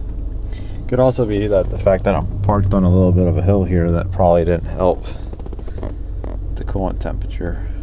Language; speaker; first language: English; native; English